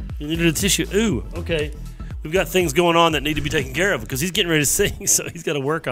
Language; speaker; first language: English; native; English